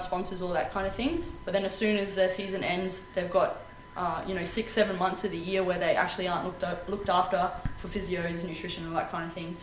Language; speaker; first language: English; native; English